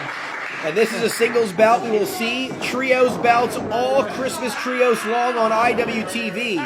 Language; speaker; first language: English; native; English